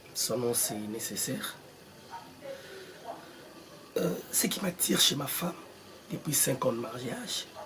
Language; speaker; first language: French; non-native, local second language; Lingala